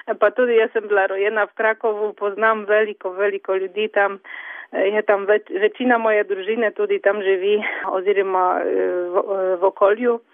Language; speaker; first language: Slovenian; non-native, fluent; Polish